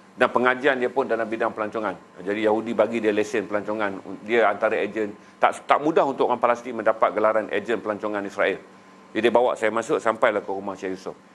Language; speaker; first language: Malay; native; Malay